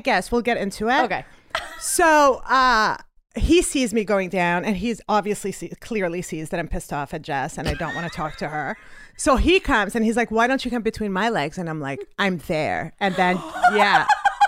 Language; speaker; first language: English; native; English